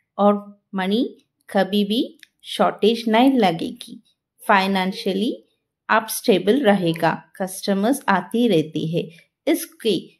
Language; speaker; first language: Hindi; non-native, local second language; Telugu